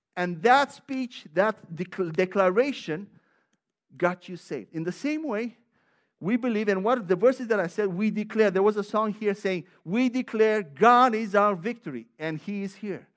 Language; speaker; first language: English; non-native, fluent; Romanian